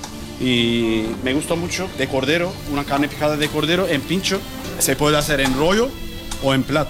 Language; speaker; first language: Spanish; non-native, learner; Turkish